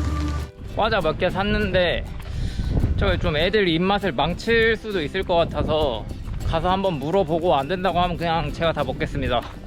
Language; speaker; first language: Korean; native; Korean